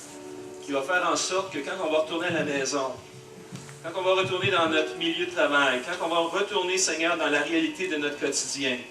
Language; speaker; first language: French; native; French